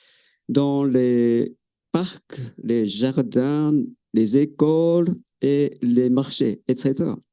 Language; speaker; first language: French; non-native, fluent; Japanese